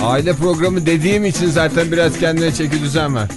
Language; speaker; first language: Turkish; native; Turkish